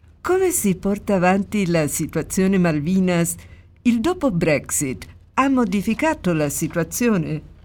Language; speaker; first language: Italian; non-native, fluent; Spanish